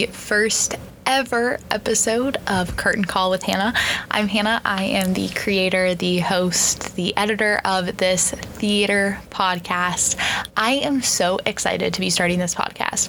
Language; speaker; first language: English; native; English